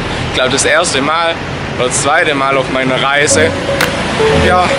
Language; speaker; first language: German; native; German